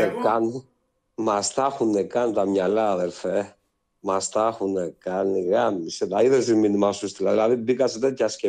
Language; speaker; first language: Greek; native; Greek